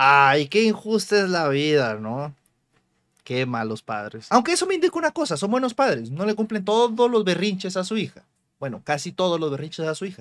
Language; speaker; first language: Spanish; native; Spanish